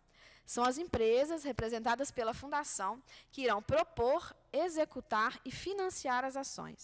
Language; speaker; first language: Portuguese; native; Portuguese